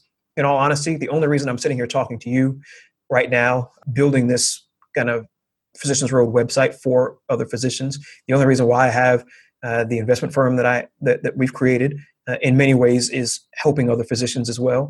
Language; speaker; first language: English; native; English